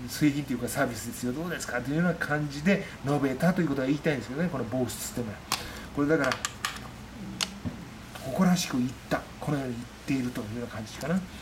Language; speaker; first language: Japanese; native; Japanese